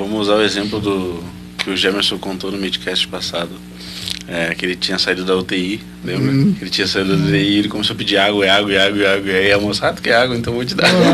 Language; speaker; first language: Portuguese; native; Portuguese